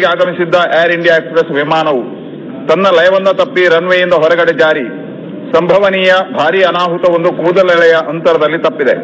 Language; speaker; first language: Kannada; native; Kannada